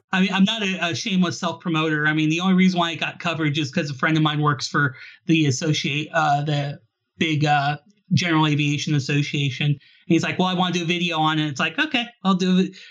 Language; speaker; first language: English; native; English